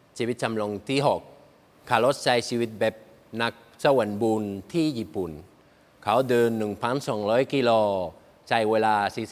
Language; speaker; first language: Thai; non-native, learner; Spanish